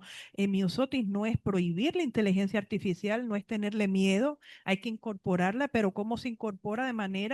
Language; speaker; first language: Spanish; native; Spanish